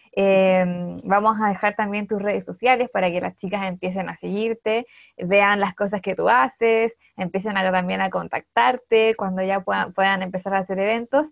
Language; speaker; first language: Spanish; native; Spanish